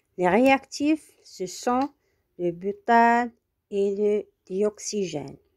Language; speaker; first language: French; non-native, local second language; Arabic